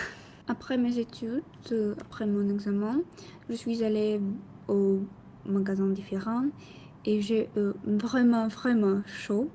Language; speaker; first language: French; non-native, learner; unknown